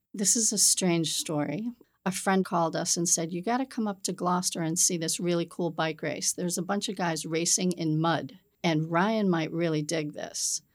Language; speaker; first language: English; native; English